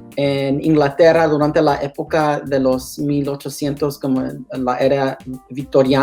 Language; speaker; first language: Spanish; early bilingual, heritage; Spanish